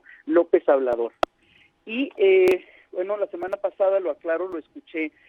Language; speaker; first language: Spanish; native; Spanish